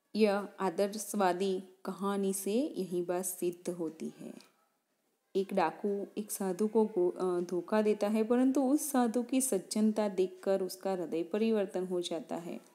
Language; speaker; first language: Hindi; non-native, local second language; Gujarati